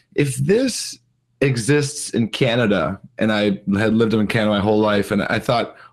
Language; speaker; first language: English; native; English